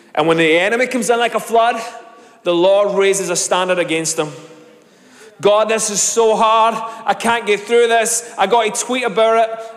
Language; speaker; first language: English; native; English